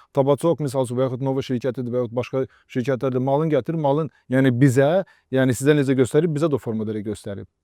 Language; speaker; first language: Azerbaijani; early bilingual, other home language; Russian